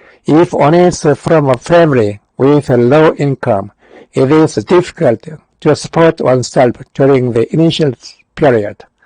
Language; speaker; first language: English; non-native, fluent; Korean